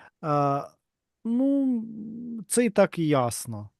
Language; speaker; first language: Ukrainian; non-native, learner; Russian